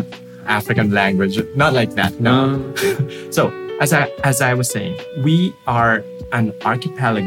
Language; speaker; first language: English; non-native, local second language; Filipino